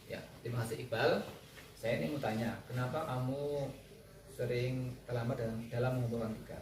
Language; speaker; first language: Indonesian; non-native, local second language; Javanese